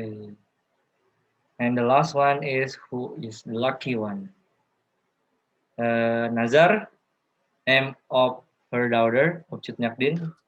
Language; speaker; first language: English; non-native, learner; Indonesian